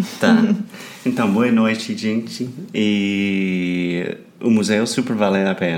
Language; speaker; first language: Portuguese; non-native, fluent; English